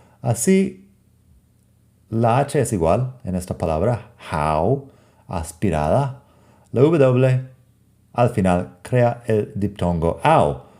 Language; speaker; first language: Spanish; non-native, fluent; English